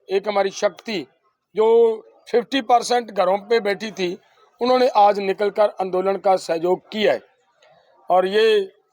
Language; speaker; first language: Hindi; non-native, local second language; Punjabi